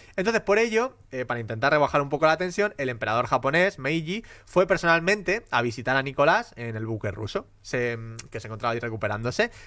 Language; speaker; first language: Spanish; native; Spanish